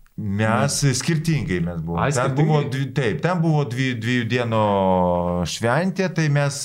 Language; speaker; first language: Lithuanian; non-native, local second language; Polish